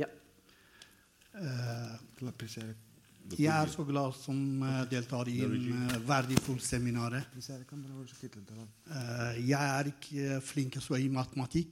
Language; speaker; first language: Norwegian; non-native, learner; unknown